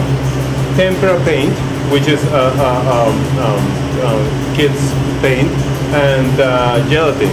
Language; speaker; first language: English; non-native, fluent; Spanish